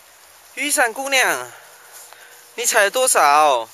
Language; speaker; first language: Chinese; native; Chinese